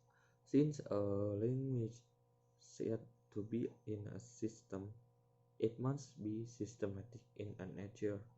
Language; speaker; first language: English; non-native, learner; Indonesian